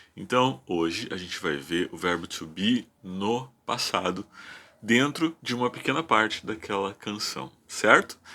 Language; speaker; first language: Portuguese; native; Portuguese